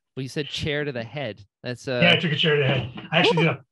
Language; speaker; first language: English; native; English